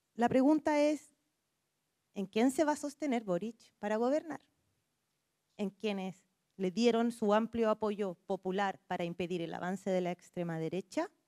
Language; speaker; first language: Spanish; native; Spanish